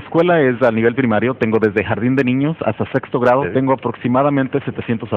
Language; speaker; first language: Spanish; early bilingual, heritage; Spanish